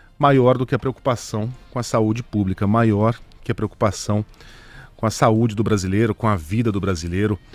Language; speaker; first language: Portuguese; native; Portuguese